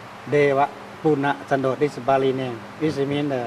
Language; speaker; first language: English; non-native, learner; Thai